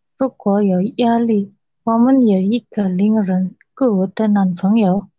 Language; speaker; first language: Chinese; non-native, learner; Indonesian